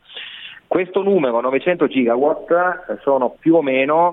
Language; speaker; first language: Italian; native; Italian